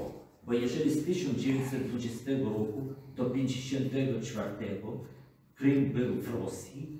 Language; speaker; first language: Polish; non-native, fluent; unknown